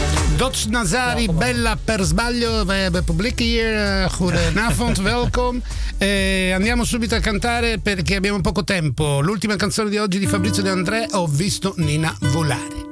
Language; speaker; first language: Italian; native; Italian